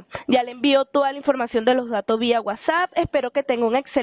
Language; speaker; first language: Spanish; native; Spanish